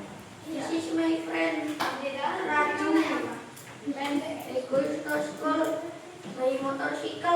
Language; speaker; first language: English; non-native, learner; Indonesian